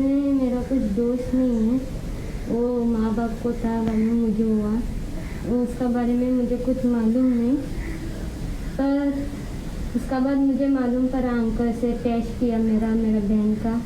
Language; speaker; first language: Hindi; non-native, local second language; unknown